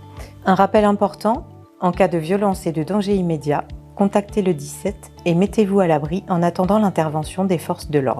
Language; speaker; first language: French; native; French